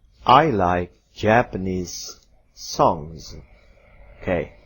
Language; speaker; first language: English; non-native, fluent; Indonesian